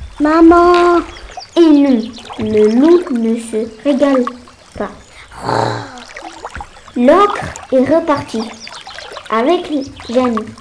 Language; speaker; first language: French; native; French